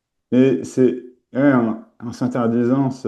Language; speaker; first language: French; native; French